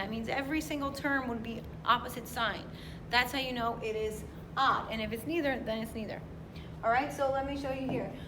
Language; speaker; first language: English; native; English